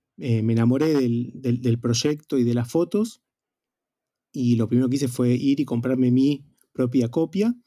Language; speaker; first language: Spanish; native; Spanish